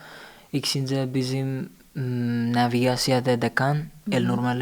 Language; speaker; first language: Azerbaijani; non-native, learner; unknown